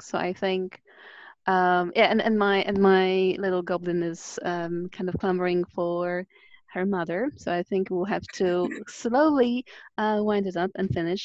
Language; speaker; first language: English; non-native, fluent; Polish